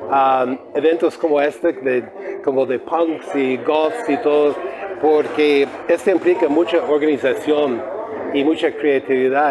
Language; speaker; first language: Spanish; non-native, fluent; English